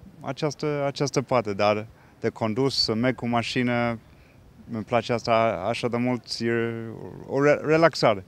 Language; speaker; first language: Romanian; early bilingual, heritage; English